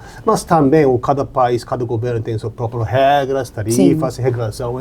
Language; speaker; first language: Portuguese; non-native, learner; Japanese